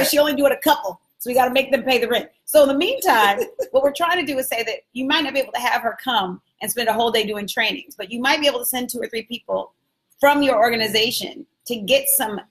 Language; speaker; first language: English; native; English